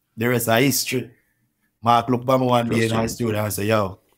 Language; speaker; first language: English; non-native, local second language; Jamaican Creole English